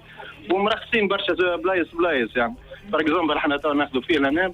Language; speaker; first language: Arabic; native; Arabic